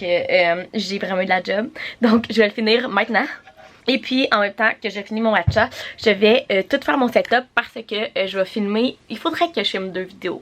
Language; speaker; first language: French; native; French